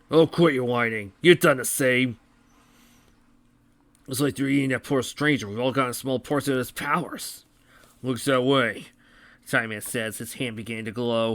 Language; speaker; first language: English; native; English